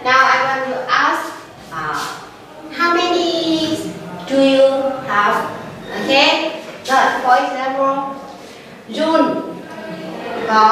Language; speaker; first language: English; non-native, learner; Vietnamese